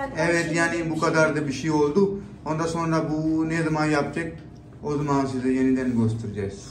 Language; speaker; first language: Turkish; non-native, learner; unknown